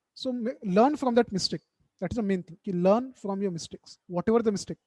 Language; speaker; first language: Hindi; non-native, local second language; Marathi